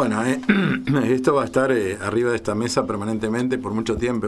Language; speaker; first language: Spanish; native; Spanish